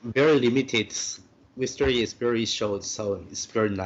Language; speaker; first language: English; non-native, fluent; Japanese